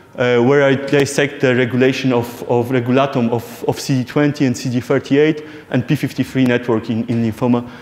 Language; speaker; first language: English; non-native, fluent; Polish